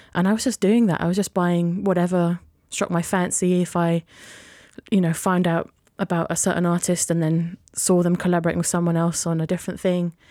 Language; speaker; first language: English; native; English